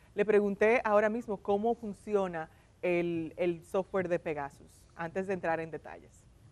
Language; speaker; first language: Spanish; native; Spanish